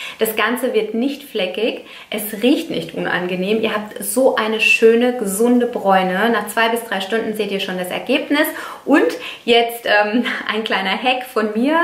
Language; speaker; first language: German; non-native, fluent; Italian